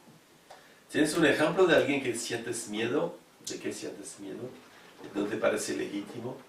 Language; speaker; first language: Spanish; non-native, fluent; French